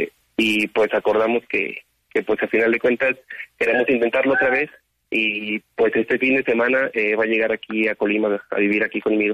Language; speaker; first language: Spanish; native; Spanish